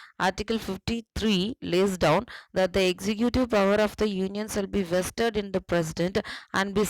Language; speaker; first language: English; non-native, local second language; Tamil